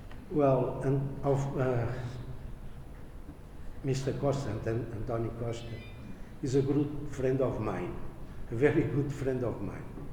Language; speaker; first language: English; non-native, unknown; Portuguese